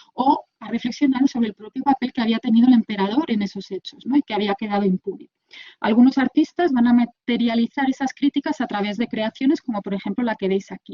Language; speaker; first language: Spanish; native; Spanish